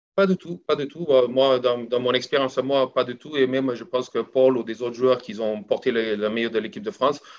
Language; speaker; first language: French; non-native, fluent; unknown